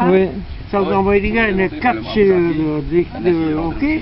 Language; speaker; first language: English; non-native, learner; French